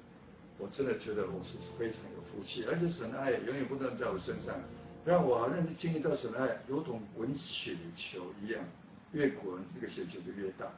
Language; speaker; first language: Chinese; native; Chinese